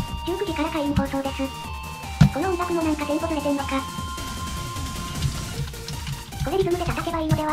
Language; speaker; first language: Japanese; native; Japanese